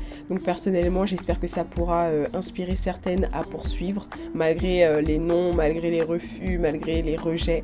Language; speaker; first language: French; early bilingual, other home language; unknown